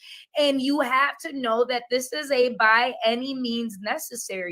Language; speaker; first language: English; native; English